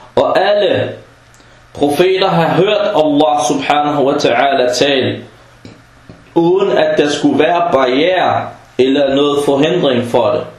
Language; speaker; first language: Danish; early bilingual, other home language; Arabic